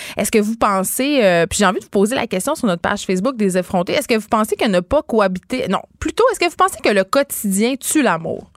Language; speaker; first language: French; native; French